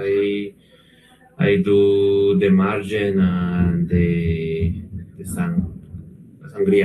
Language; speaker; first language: English; non-native, learner; Spanish